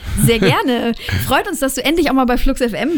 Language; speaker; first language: German; native; German